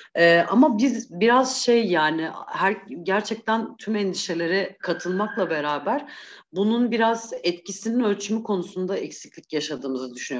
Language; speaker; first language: Turkish; native; Turkish